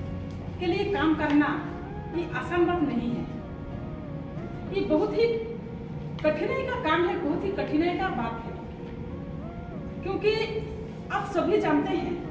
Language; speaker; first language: Hindi; non-native, local second language; Santali